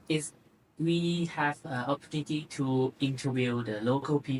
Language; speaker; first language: English; non-native, learner; Thai